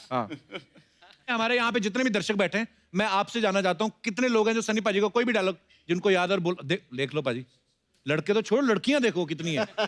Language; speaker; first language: Hindi; non-native, local second language; Punjabi